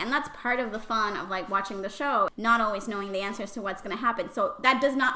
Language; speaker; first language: English; non-native, fluent; Spanish